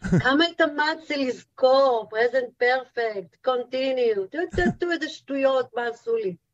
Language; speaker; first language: Hebrew; native; Hebrew